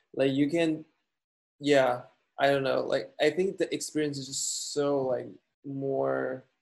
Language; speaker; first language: English; non-native, fluent; Chinese